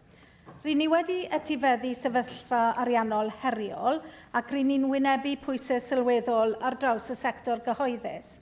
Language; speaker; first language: Welsh; native; Welsh